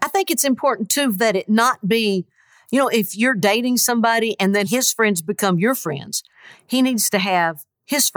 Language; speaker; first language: English; native; English